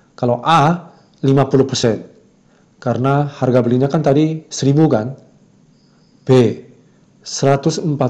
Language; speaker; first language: Indonesian; non-native, fluent; Korean